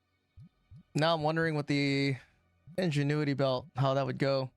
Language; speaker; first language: English; native; English